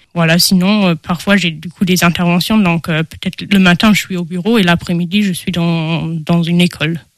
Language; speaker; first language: French; non-native, fluent; German